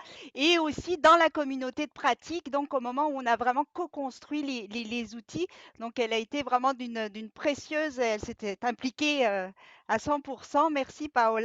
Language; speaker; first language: French; native; French